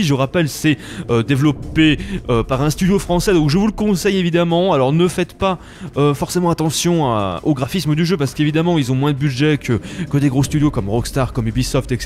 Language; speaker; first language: French; native; French